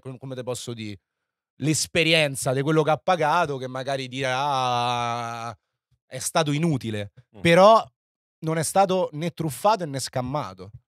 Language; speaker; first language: Italian; native; Italian